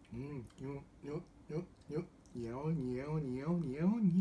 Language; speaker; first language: Thai; non-native, learner; Japanese